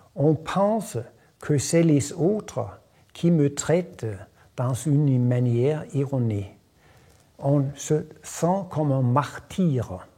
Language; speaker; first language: French; non-native, fluent; Danish